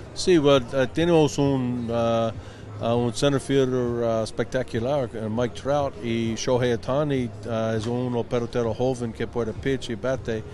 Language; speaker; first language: Spanish; non-native, learner; English